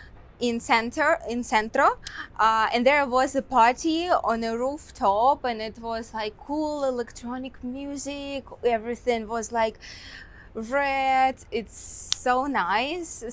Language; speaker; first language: English; non-native, fluent; Russian